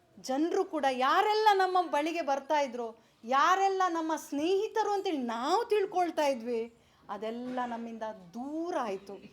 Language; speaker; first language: Kannada; non-native, local second language; Konkani